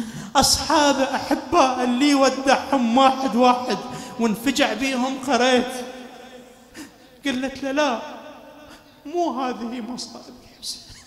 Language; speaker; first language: Arabic; native; Arabic